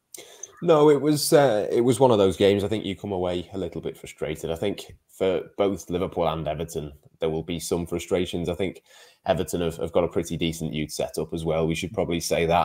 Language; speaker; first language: English; native; English